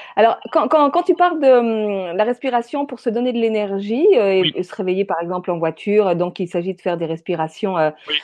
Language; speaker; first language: French; native; French